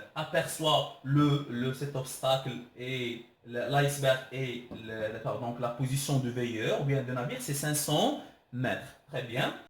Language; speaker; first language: French; non-native, local second language; Arabic